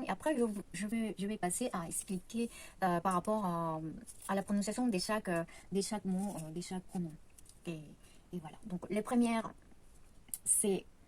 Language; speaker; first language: French; non-native, fluent; Spanish